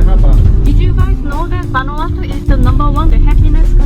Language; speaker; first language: English; non-native, fluent; Korean